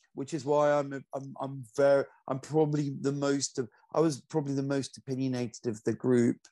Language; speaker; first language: English; native; English